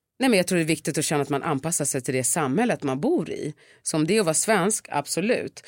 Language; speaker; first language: Swedish; early bilingual, other home language; Tigrinya